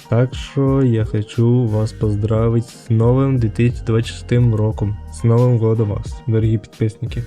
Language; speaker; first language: Ukrainian; non-native, local second language; Russian